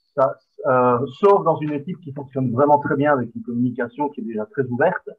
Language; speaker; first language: French; non-native, fluent; Spanish